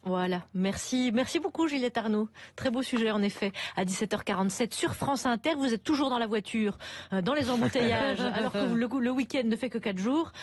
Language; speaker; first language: French; native; French